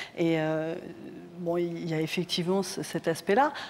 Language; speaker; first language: French; native; French